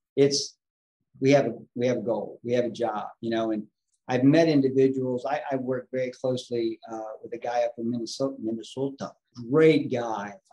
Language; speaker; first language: English; native; English